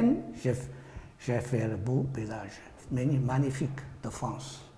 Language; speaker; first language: French; non-native, learner; Chinese